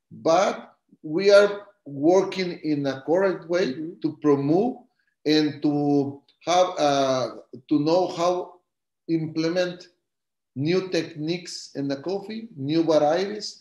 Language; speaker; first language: English; non-native, learner; Spanish